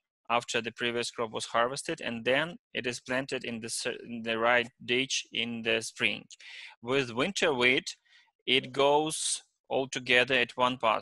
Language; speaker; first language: English; non-native, fluent; Ukrainian